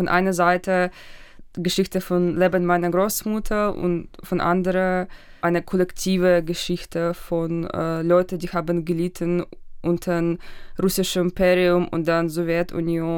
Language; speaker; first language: German; non-native, fluent; Russian